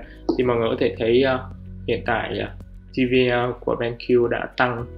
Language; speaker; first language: Vietnamese; native; Vietnamese